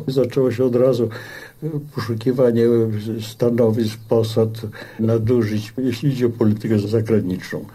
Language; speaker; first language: Polish; native; Polish